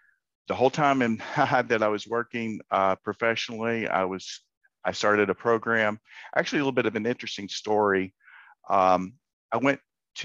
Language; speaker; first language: English; native; English